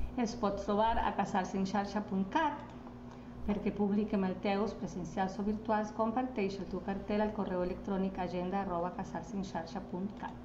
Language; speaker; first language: Catalan; non-native, learner; Spanish